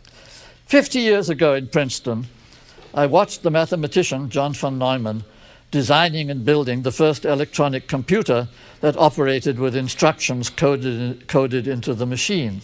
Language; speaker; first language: English; native; English